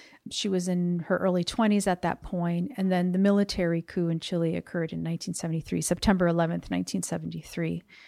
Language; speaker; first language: English; early bilingual, other home language; Spanish